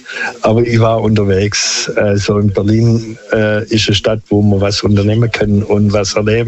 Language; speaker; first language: German; non-native, local second language; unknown